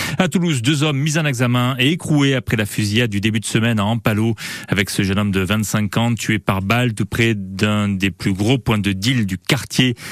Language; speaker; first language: French; native; French